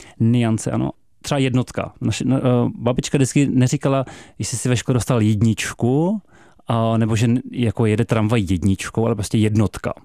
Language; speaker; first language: Czech; native; Czech